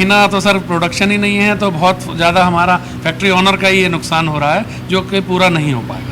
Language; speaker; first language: Hindi; native; Hindi